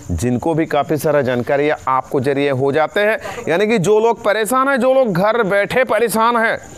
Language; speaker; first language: Hindi; non-native, local second language; Bangla